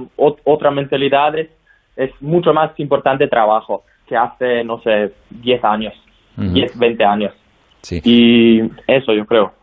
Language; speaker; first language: Spanish; non-native, fluent; Slovenian